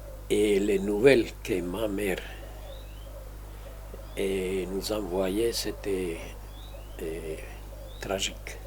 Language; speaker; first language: French; non-native, fluent; Spanish